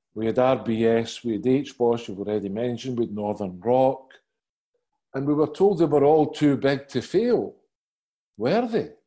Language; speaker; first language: English; native; English